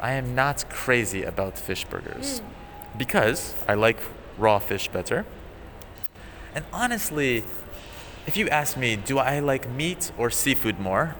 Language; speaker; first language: English; native; English